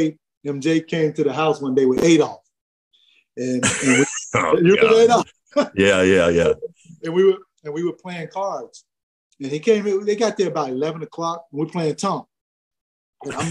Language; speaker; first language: English; native; English